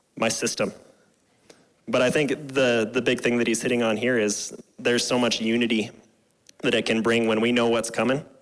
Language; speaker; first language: English; native; English